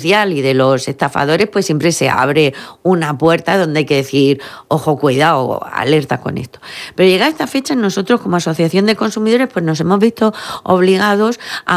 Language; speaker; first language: Spanish; native; Spanish